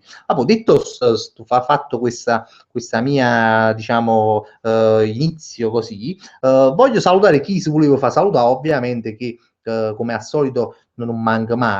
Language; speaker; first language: Italian; native; Italian